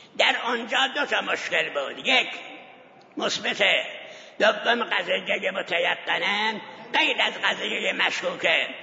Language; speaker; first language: Persian; non-native, local second language; Azerbaijani